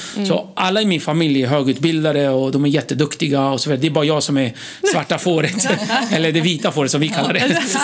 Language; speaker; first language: Swedish; early bilingual, other home language; Kurdish